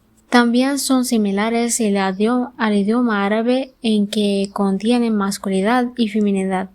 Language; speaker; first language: Spanish; non-native, learner; Arabic